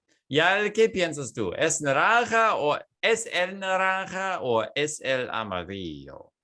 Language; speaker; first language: Spanish; non-native, fluent; English